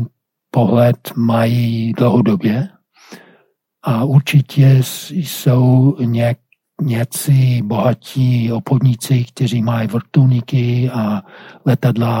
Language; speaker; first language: Czech; non-native, fluent; English